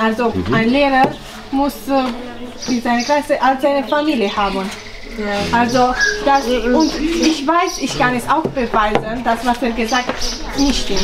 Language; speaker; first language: German; non-native, fluent; Romanian